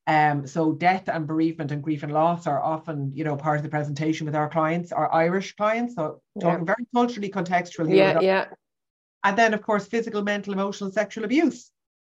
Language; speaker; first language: English; native; English